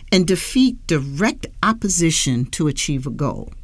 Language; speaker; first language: English; native; English